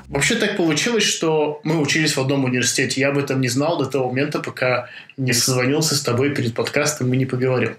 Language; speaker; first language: Russian; native; Russian